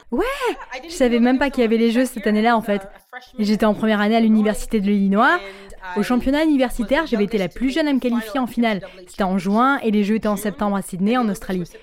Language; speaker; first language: French; non-native, local second language; English